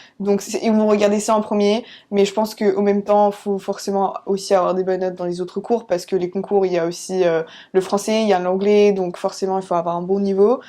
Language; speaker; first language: French; early bilingual, other home language; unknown